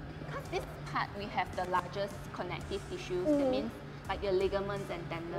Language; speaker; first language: English; non-native, local second language; Chinese